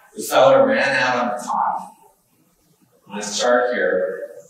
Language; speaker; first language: English; native; English